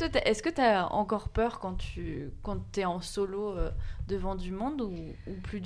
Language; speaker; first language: French; native; French